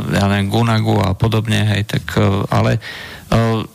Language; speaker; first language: Slovak; native; Slovak